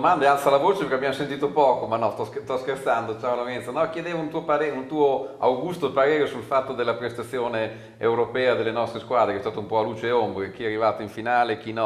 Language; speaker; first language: Italian; native; Italian